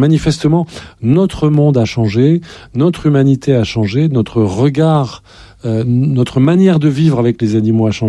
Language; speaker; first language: French; native; French